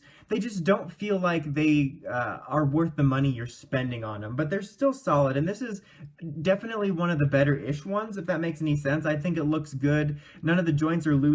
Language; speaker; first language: English; native; English